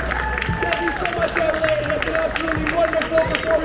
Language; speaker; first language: English; native; English